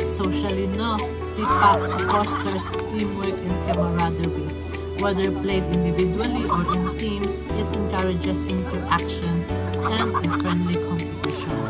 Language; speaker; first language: English; non-native, local second language; Cebuano